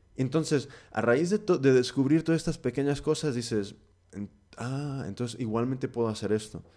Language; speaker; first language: Spanish; early bilingual, heritage; Spanish